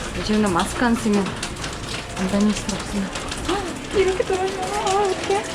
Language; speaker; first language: Korean; non-native, fluent; Russian